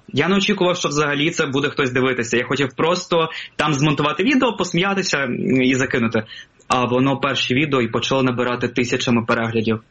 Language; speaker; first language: Ukrainian; non-native, local second language; Russian